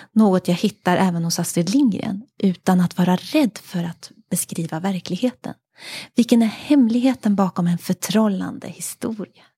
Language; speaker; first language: Swedish; early bilingual, other home language; French